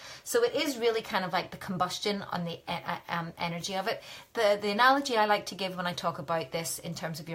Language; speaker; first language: English; native; English